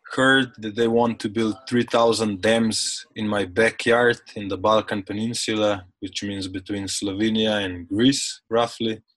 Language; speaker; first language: English; non-native, fluent; Slovenian